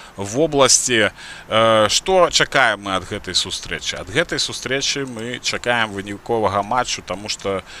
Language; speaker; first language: Belarusian; non-native, local second language; Russian